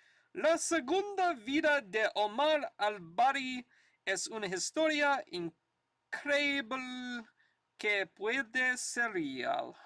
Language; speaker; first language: Spanish; non-native, learner; English